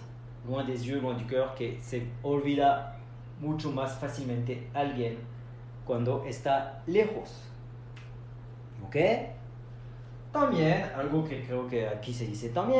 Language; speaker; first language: Spanish; non-native, fluent; French